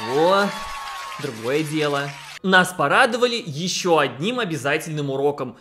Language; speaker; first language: Russian; native; Russian